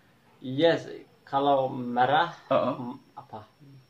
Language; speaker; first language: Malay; non-native, learner; Turkish